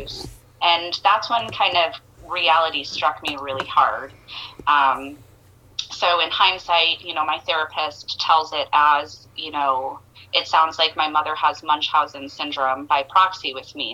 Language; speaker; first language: English; native; English